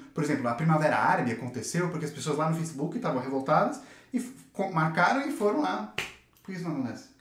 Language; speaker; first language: Portuguese; native; Portuguese